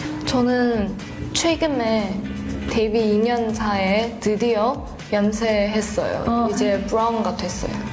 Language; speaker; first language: Korean; non-native, learner; Chinese